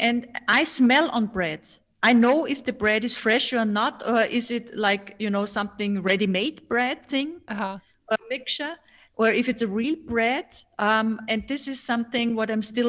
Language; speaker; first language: English; non-native, fluent; German